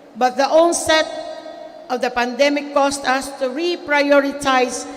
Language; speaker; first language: English; non-native, local second language; Filipino